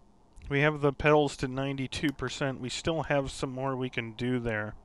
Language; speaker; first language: English; native; English